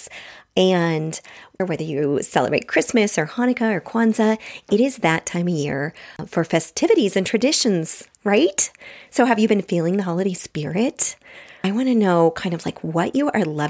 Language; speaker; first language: English; native; English